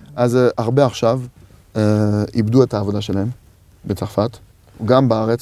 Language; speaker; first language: Hebrew; non-native, fluent; French